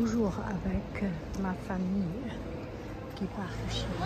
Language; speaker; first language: French; non-native, learner; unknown